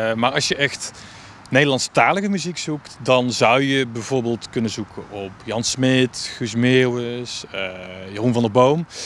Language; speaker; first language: Dutch; native; Dutch